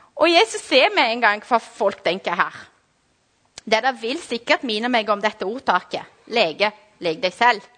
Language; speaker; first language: Norwegian; non-native, fluent; Portuguese